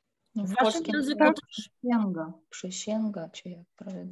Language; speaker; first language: Polish; non-native, learner; Ukrainian